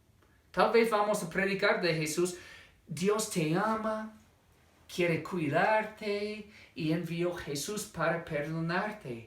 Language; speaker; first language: Spanish; non-native, fluent; English